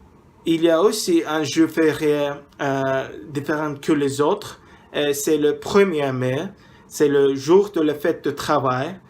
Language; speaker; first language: French; non-native, learner; English